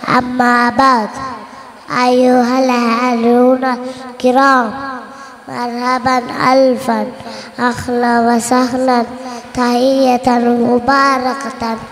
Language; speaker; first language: Arabic; non-native, learner; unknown